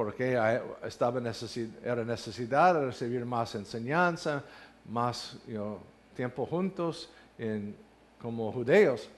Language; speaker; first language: Spanish; non-native, fluent; English